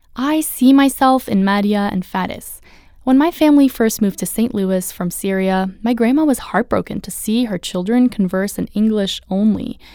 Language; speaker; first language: English; early bilingual, other home language; Arabic